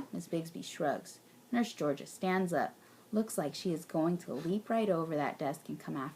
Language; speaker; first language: English; native; English